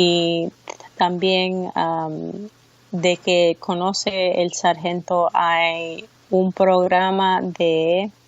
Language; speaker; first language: Spanish; early bilingual, heritage; Spanish